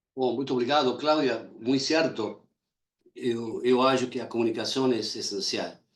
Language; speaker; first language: Portuguese; non-native, learner; Spanish